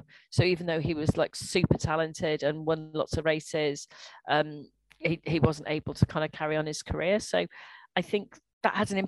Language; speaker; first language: English; native; English